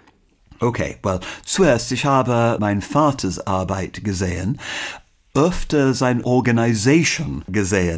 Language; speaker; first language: German; non-native, learner; English